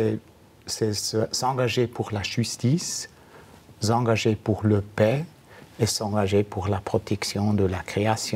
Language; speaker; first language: French; non-native, fluent; German